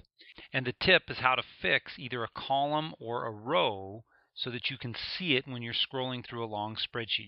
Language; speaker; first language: English; native; English